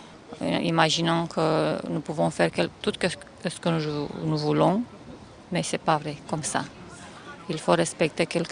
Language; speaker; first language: French; non-native, learner; Romanian